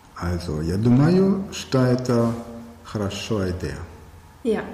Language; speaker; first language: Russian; non-native, learner; German